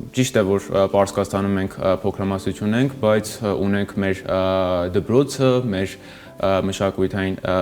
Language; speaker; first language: Armenian; early bilingual, heritage; Armenian